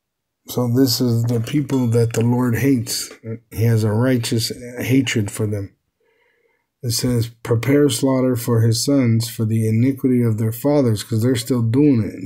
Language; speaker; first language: English; native; English